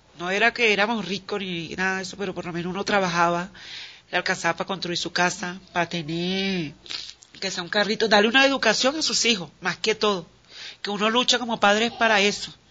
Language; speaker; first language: Spanish; native; Spanish